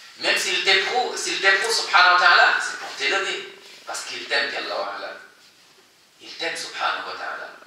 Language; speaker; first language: French; non-native, local second language; Wolof